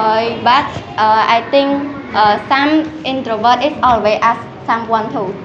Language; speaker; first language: English; non-native, learner; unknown